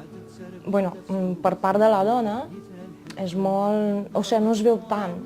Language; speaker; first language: Catalan; non-native, fluent; Romanian